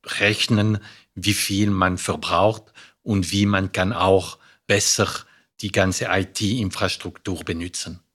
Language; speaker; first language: German; non-native, fluent; French